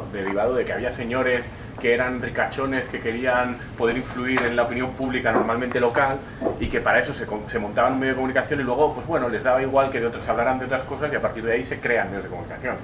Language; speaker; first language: Spanish; native; Spanish